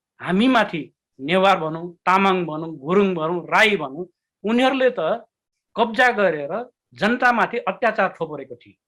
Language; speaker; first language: Nepali; non-native, local second language; Newari